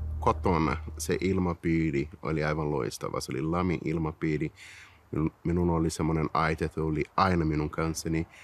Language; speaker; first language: Finnish; non-native, fluent; Portuguese